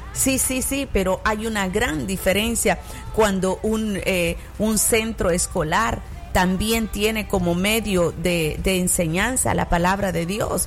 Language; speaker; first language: Spanish; native; Spanish